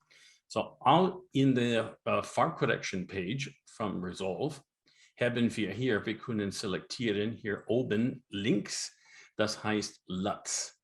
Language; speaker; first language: German; non-native, learner; English